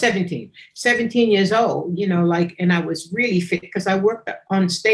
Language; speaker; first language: English; native; English